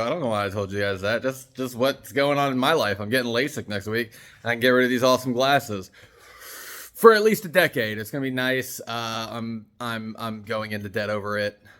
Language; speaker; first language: English; native; English